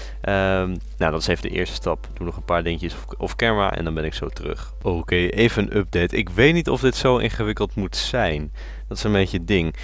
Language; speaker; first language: Dutch; native; Dutch